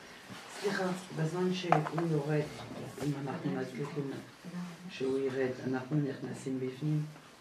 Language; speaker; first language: Hebrew; non-native, learner; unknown